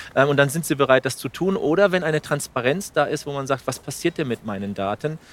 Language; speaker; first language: German; non-native, fluent; Spanish